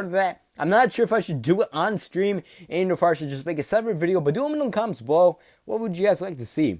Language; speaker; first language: English; native; English